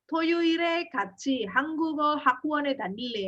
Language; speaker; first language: Korean; non-native, fluent; Indonesian